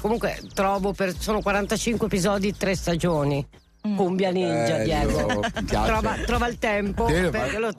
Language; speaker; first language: Italian; native; Italian